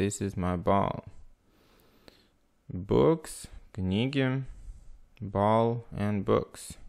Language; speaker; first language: English; non-native, fluent; Russian